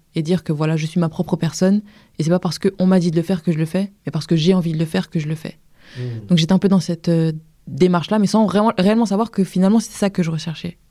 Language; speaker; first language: French; native; French